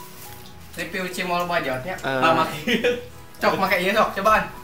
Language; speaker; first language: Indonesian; non-native, local second language; Sundanese